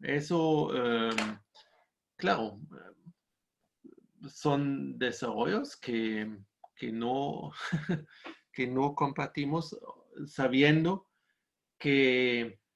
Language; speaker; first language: Spanish; non-native, fluent; German